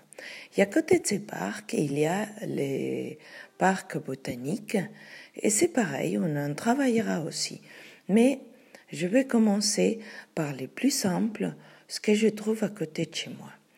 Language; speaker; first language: French; non-native, fluent; Spanish